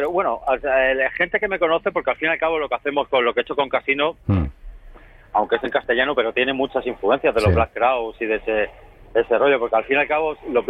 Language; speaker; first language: Spanish; native; Spanish